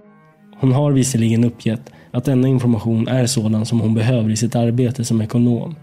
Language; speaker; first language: Swedish; native; Swedish